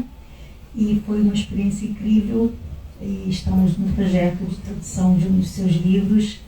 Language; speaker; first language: Portuguese; native; Portuguese